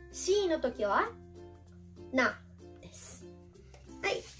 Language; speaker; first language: Japanese; non-native, fluent; Filipino